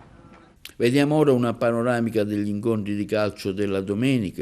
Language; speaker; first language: Italian; native; Italian